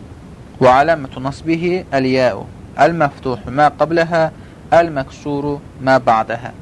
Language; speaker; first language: Arabic; non-native, fluent; Azerbaijani